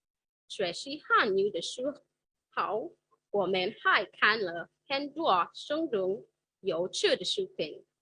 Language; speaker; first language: Chinese; non-native, learner; English